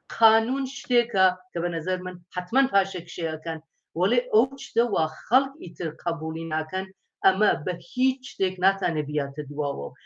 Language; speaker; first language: Central Kurdish; non-native, local second language; Persian